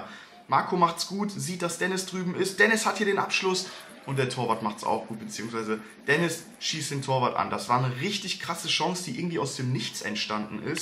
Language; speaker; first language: German; native; German